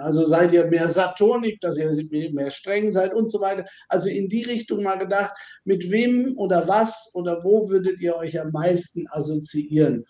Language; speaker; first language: German; native; German